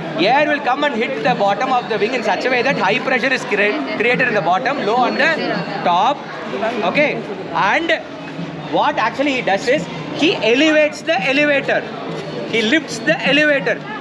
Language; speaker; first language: English; non-native, local second language; Tamil